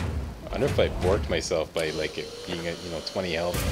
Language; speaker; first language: English; native; English